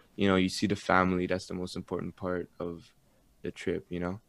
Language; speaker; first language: English; early bilingual, other home language; Arabic